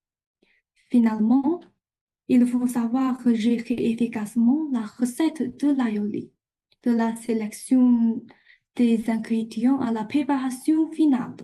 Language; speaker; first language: French; non-native, fluent; Chinese